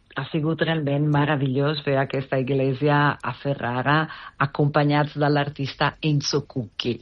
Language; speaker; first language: Catalan; non-native, fluent; Italian